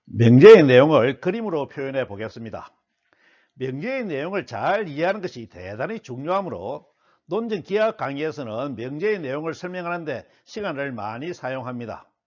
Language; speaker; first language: Korean; native; Korean